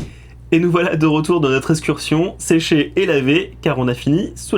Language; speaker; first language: French; native; French